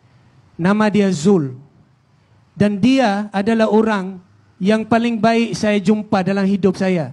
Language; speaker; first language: Indonesian; non-native, fluent; Filipino